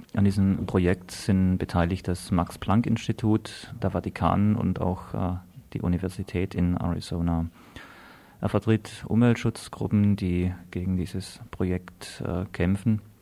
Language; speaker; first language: German; native; German